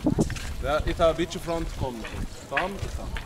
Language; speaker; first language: Russian; non-native, learner; Arabic